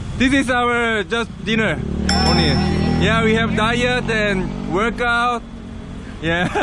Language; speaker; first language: English; non-native, learner; Korean